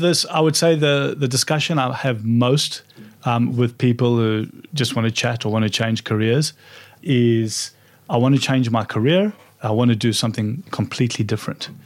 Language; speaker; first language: English; native; English